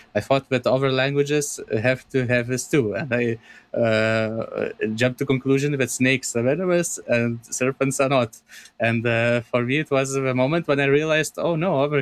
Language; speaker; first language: English; non-native, fluent; Lithuanian